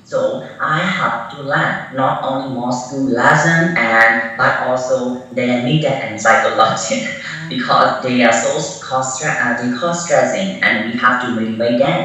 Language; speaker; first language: English; non-native, learner; Burmese